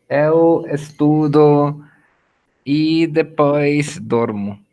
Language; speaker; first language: Portuguese; non-native, learner; Spanish